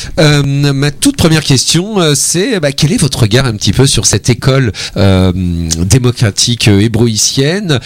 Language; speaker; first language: French; native; French